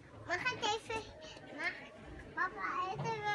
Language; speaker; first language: Dutch; native; Dutch